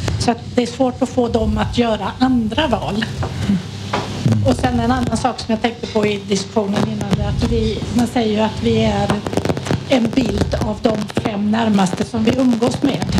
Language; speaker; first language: Swedish; native; Swedish